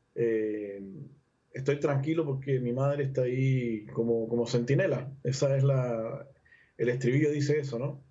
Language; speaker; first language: Spanish; native; Spanish